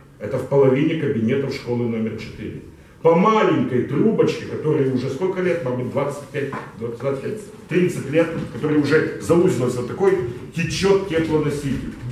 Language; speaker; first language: Russian; non-native, local second language; Ukrainian